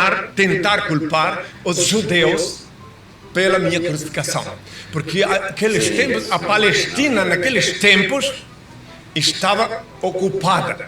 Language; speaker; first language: Portuguese; native; Portuguese